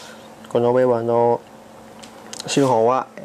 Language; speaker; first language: Japanese; non-native, learner; Vietnamese